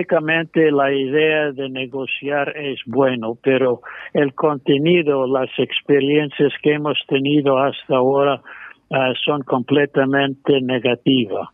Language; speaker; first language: Spanish; non-native, fluent; English